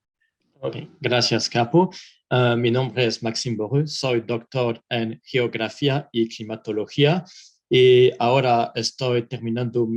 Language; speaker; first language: Spanish; non-native, fluent; French